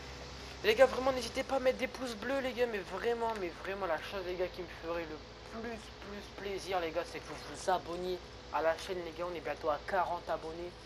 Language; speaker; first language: French; native; French